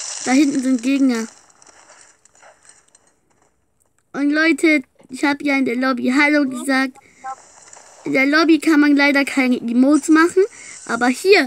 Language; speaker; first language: German; native; German